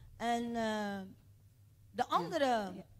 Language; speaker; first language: Dutch; non-native, fluent; Indonesian